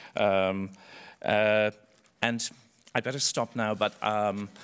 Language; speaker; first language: English; native; English